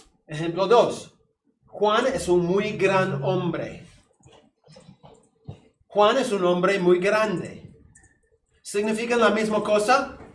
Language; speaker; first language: Spanish; non-native, fluent; English